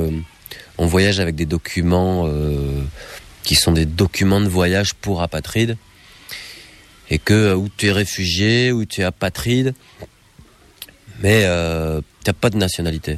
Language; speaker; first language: French; native; French